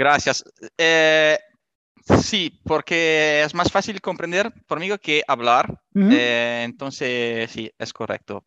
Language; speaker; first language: Spanish; non-native, learner; Italian